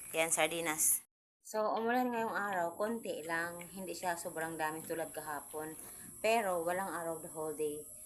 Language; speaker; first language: Filipino; non-native, local second language; Cebuano